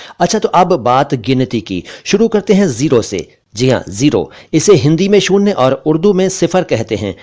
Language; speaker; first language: Hindi; native; Hindi